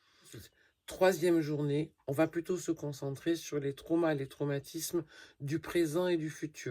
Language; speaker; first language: French; native; French